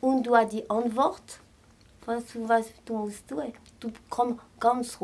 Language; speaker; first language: German; non-native, fluent; French